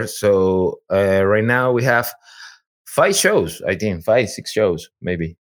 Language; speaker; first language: English; non-native, learner; Spanish